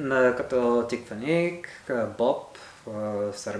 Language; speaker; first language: Bulgarian; non-native, learner; English